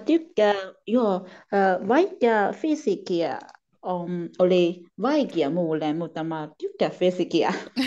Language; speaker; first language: Finnish; non-native, learner; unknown